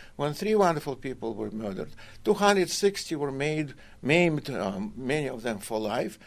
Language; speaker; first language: English; non-native, fluent; Russian